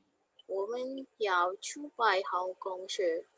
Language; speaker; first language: Chinese; non-native, learner; Indonesian